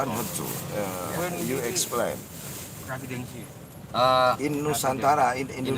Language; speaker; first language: English; non-native, learner; Indonesian